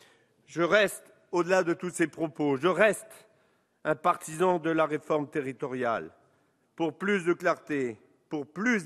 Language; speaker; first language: French; native; French